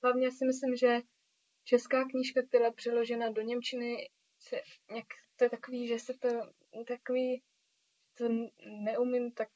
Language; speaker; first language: Czech; early bilingual, heritage; Czech